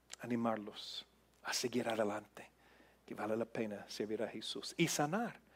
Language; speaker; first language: Spanish; non-native, fluent; English